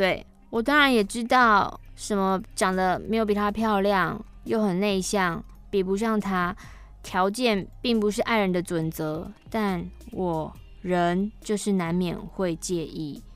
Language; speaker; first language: Chinese; native; Chinese